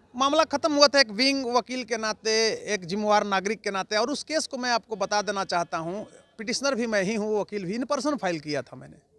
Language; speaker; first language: Hindi; native; Hindi